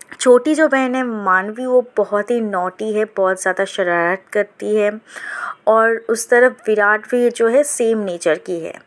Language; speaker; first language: Hindi; non-native, local second language; Bangla